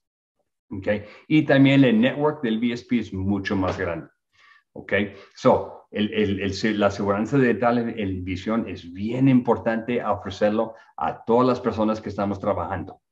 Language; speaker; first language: Spanish; early bilingual, other home language; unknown